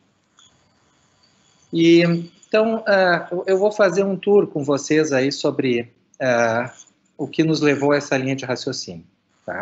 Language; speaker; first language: Portuguese; native; Portuguese